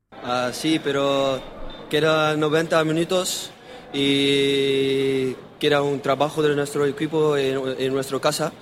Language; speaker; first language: Spanish; non-native, learner; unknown